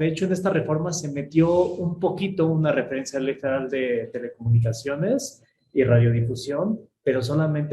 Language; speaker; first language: Spanish; native; Spanish